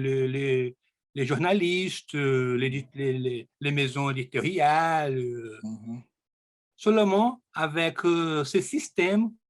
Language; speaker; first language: French; non-native, learner; Portuguese